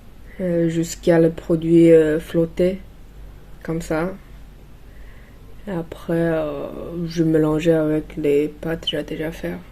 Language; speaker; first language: French; non-native, learner; Chinese